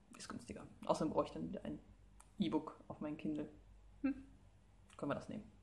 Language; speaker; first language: German; native; German